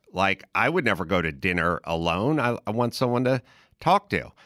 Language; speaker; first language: English; native; English